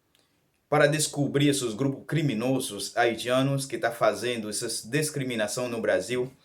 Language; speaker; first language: Portuguese; non-native, learner; Haitian Creole